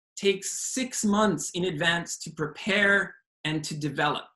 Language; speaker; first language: English; native; English